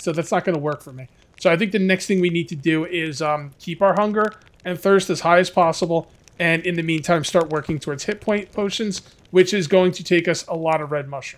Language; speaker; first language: English; native; English